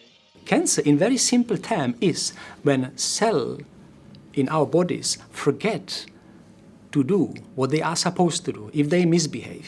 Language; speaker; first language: English; non-native, fluent; Czech